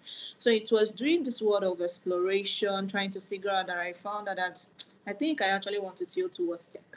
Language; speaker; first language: English; non-native, local second language; Igbo